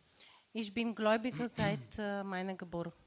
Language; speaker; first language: German; non-native, learner; Bulgarian